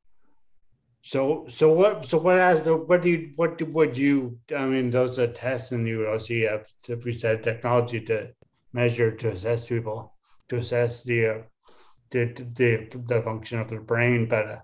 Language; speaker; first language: English; native; English